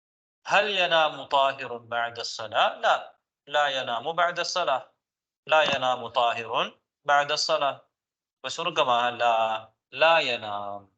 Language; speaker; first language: Arabic; non-native, fluent; Tamil